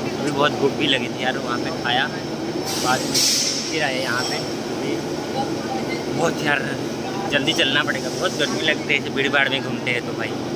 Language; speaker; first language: Hindi; non-native, local second language; Marathi